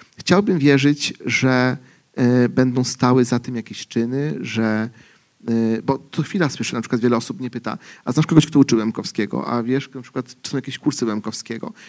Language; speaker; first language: Polish; native; Polish